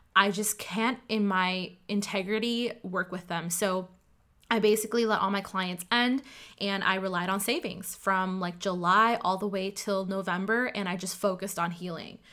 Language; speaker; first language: English; early bilingual, other home language; Cantonese